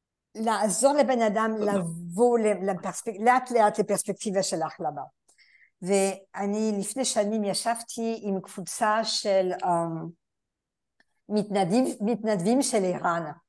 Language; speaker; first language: Hebrew; non-native, fluent; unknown